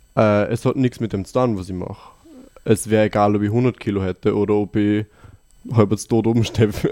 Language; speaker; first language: German; native; German